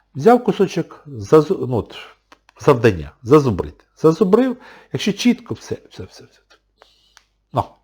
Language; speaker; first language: Ukrainian; non-native, local second language; Russian